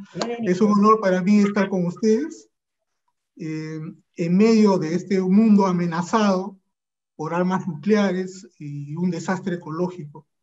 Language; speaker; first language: Spanish; native; Spanish